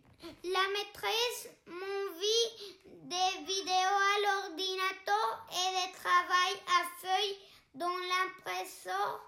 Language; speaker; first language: French; non-native, learner; Spanish